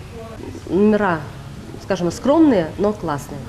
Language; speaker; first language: Russian; native; Russian